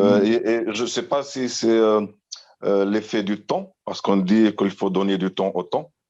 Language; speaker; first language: French; non-native, local second language; Arabic